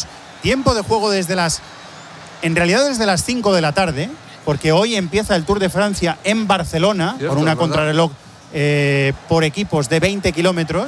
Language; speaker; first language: Spanish; native; Spanish